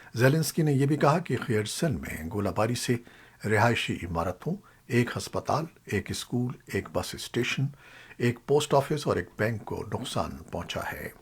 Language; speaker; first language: Urdu; native; Urdu